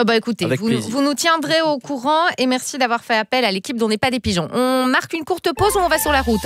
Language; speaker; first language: French; native; French